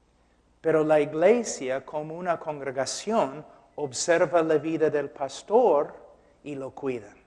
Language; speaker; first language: Spanish; non-native, fluent; English